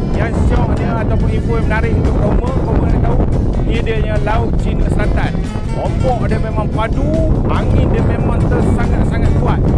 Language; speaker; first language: Malay; native; Malay